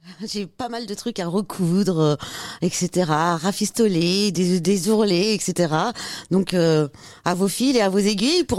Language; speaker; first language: French; native; French